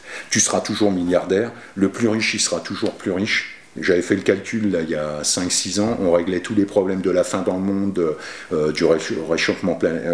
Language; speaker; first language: French; native; French